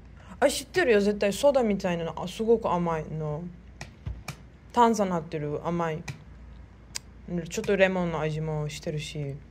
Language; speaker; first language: Japanese; non-native, fluent; Turkish